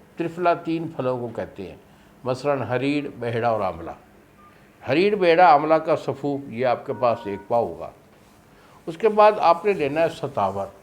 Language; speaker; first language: Urdu; non-native, local second language; Punjabi